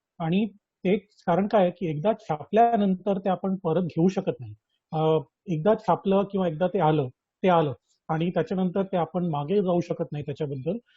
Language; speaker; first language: Marathi; native; Marathi